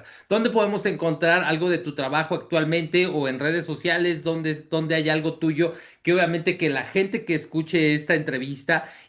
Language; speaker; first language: Spanish; native; Spanish